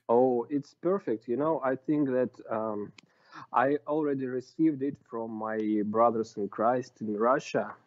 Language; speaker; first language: English; non-native, fluent; Russian